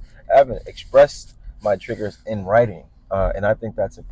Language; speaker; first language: English; native; English